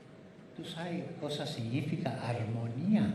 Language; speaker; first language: Italian; non-native, fluent; Spanish